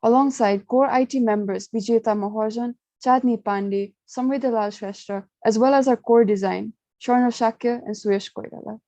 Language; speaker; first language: English; non-native, local second language; Nepali